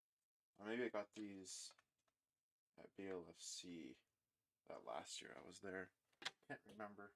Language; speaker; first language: English; native; English